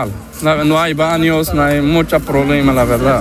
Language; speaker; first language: Spanish; non-native, learner; Arabic